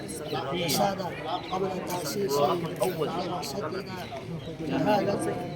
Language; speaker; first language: Arabic; non-native, learner; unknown